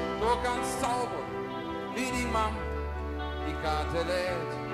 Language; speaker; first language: German; native; German